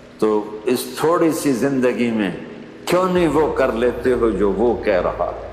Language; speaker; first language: Urdu; non-native, local second language; Punjabi